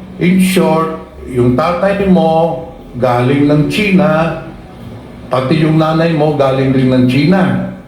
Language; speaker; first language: Filipino; native; Filipino